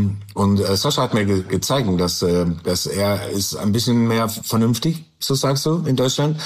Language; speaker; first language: German; non-native, learner; English